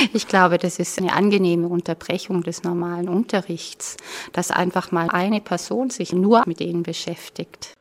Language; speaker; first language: German; native; German